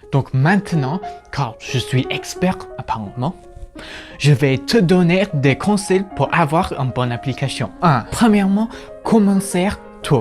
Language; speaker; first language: French; non-native, fluent; English